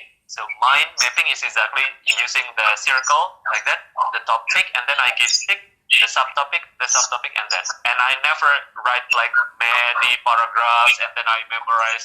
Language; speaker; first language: English; non-native, fluent; Indonesian